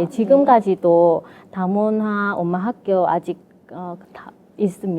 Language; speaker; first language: Korean; non-native, fluent; Vietnamese